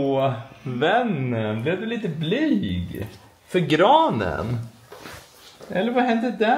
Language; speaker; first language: Swedish; native; Swedish